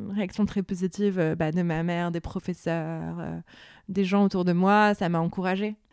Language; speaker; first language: French; non-native, local second language; Arabic